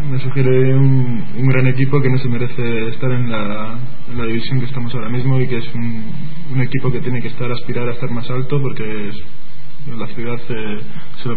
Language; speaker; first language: Spanish; native; Spanish